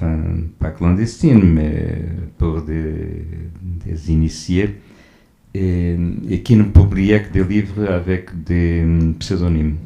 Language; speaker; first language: French; non-native, fluent; Portuguese